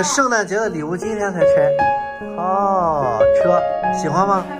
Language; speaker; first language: Chinese; native; Chinese